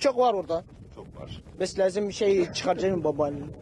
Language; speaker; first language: Turkish; non-native, learner; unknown